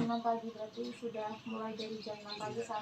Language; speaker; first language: Indonesian; native; Indonesian